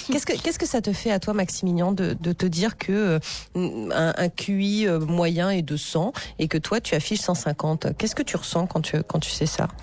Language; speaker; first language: French; native; French